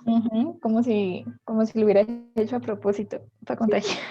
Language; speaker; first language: Spanish; native; Spanish